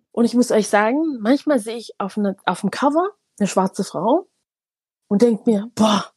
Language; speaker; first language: German; early bilingual, other home language; Tigrinya